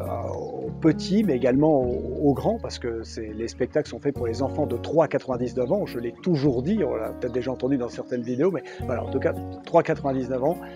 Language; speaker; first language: French; native; French